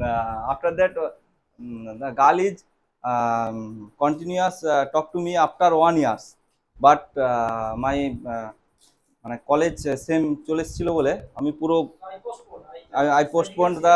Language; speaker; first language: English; non-native, learner; Bangla